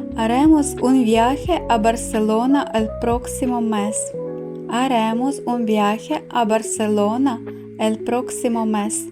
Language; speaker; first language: Spanish; non-native, fluent; Ukrainian